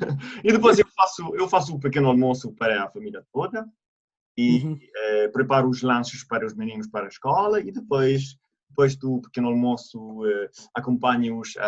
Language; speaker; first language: Portuguese; non-native, fluent; Italian